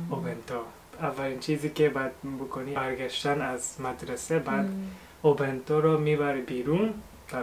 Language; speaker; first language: Persian; non-native, fluent; Japanese